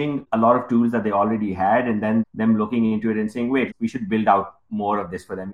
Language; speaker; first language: English; non-native, local second language; Urdu